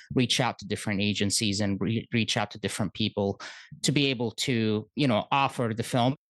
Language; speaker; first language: English; early bilingual, other home language; Arabic